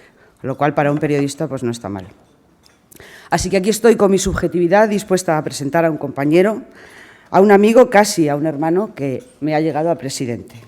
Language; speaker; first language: Spanish; native; Spanish